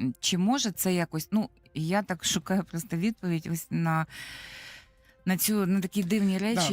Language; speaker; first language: Ukrainian; native; Ukrainian